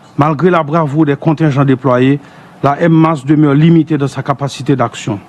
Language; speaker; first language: French; non-native, local second language; Haitian Creole